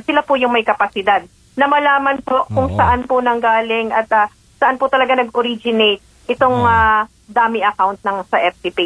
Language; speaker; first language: Filipino; native; Filipino